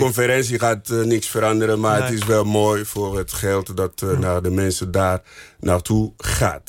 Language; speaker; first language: Dutch; non-native, fluent; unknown